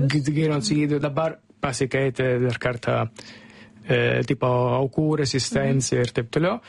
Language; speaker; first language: Lithuanian; non-native, learner; Italian